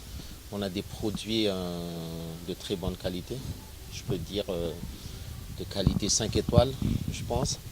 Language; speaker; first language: French; non-native, local second language; Malagasy